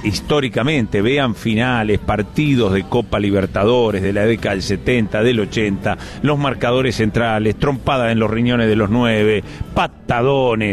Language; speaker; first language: Spanish; native; Spanish